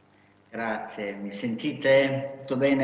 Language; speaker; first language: Italian; native; Italian